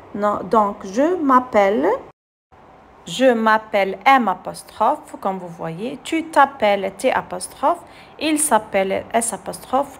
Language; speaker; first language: French; non-native, fluent; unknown